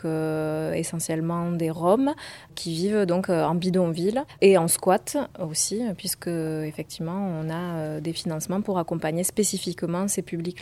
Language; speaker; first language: French; native; French